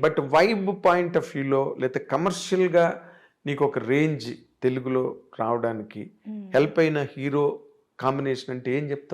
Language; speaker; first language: Telugu; native; Telugu